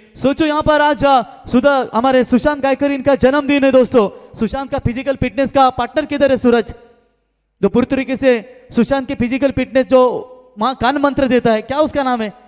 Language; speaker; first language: Hindi; non-native, local second language; Marathi